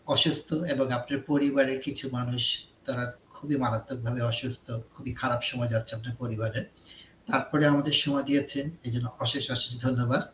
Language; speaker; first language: Bangla; native; Bangla